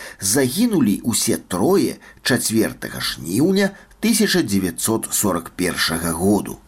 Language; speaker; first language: Belarusian; native; Belarusian